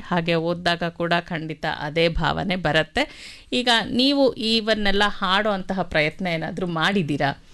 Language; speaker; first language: Kannada; native; Kannada